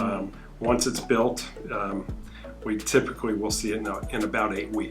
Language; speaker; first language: English; native; English